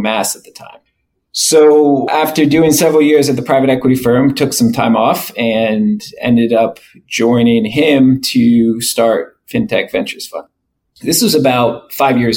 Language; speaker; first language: English; native; English